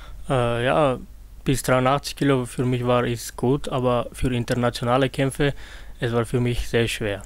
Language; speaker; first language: German; non-native, fluent; Armenian